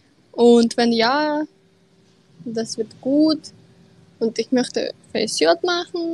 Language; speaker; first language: German; non-native, learner; Russian